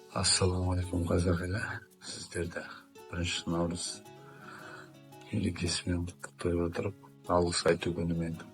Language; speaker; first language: Kazakh; non-native, local second language; Tatar